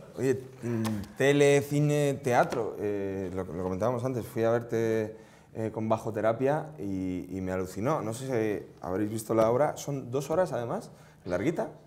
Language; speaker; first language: Spanish; native; Spanish